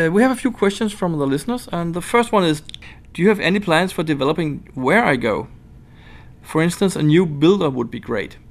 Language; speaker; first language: English; non-native, fluent; Danish